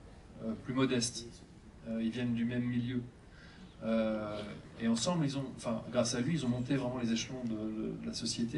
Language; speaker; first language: French; native; French